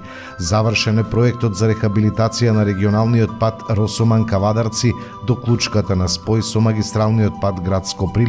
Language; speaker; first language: Macedonian; native; Macedonian